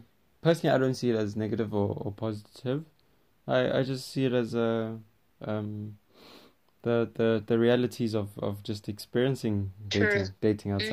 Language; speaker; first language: English; non-native, local second language; Tswana